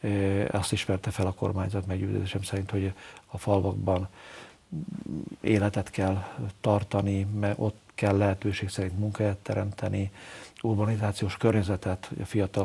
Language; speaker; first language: Hungarian; native; Hungarian